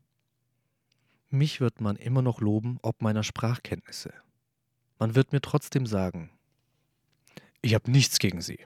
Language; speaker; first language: German; early bilingual, other home language; Turkish